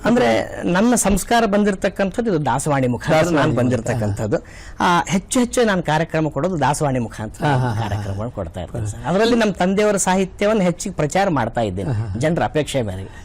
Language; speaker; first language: Kannada; native; Kannada